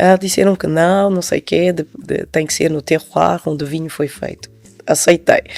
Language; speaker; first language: Portuguese; non-native, local second language; Upper Guinea Crioulo